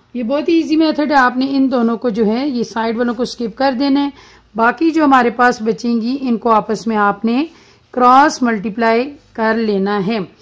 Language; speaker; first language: Urdu; native; Urdu